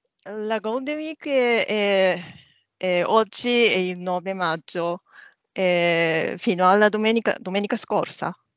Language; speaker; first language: Italian; non-native, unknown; Japanese